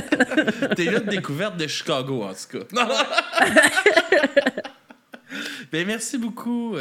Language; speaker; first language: French; native; French